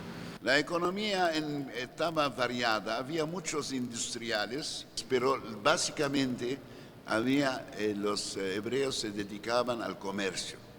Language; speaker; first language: Spanish; non-native, fluent; French